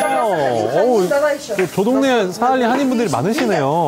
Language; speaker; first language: Korean; native; Korean